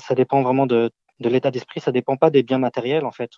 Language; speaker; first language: French; native; French